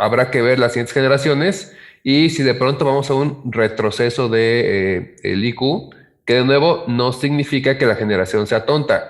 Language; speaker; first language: Spanish; native; Spanish